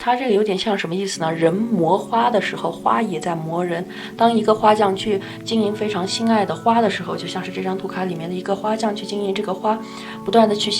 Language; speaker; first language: Chinese; native; Chinese